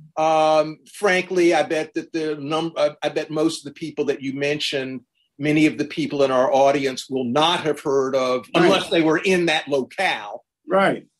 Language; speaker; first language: English; native; English